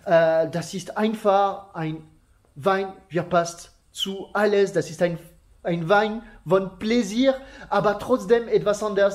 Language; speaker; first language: German; non-native, learner; French